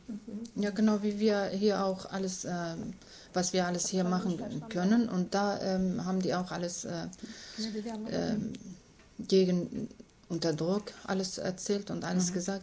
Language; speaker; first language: German; non-native, learner; Kurdish